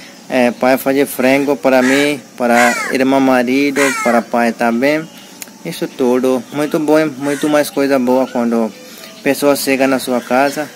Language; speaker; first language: Portuguese; non-native, learner; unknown